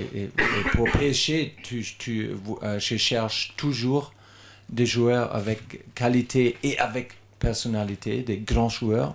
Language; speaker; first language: French; non-native, learner; German